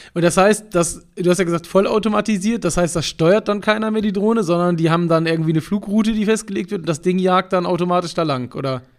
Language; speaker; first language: German; native; German